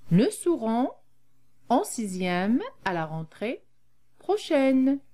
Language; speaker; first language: French; non-native, local second language; Arabic